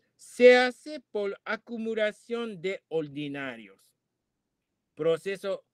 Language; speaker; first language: Spanish; non-native, fluent; Japanese